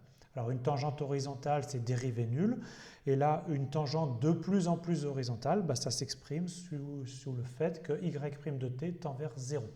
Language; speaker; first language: French; native; French